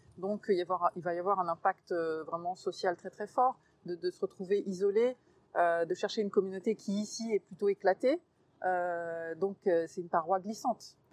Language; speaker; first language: French; native; French